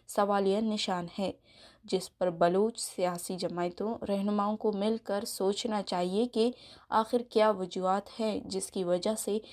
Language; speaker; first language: Urdu; non-native, local second language; Baluchi